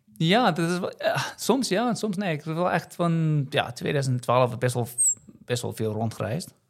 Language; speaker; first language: Dutch; non-native, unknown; English